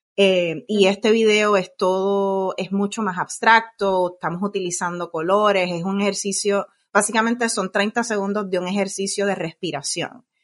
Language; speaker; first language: Spanish; native; Spanish